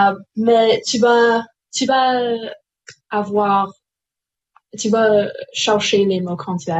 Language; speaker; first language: French; non-native, local second language; English